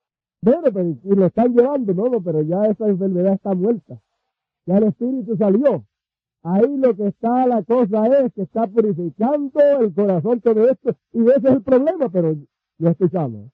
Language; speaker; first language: Spanish; native; Spanish